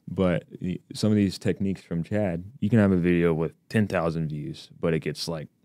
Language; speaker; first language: English; native; English